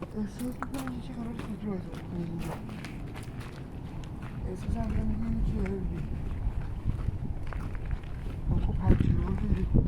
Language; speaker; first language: Persian; native; Persian